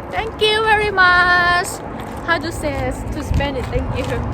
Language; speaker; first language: English; non-native, learner; Thai